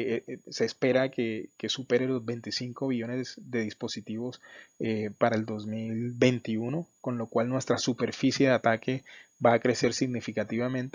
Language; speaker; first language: Spanish; native; Spanish